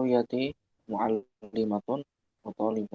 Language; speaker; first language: Arabic; non-native, learner; Indonesian